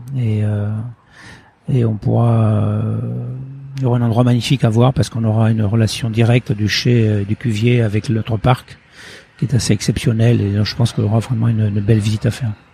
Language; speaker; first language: French; early bilingual, other home language; Portuguese